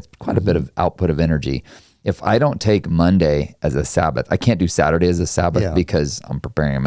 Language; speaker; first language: English; native; English